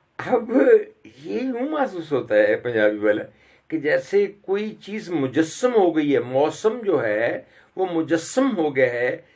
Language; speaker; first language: Urdu; non-native, local second language; Punjabi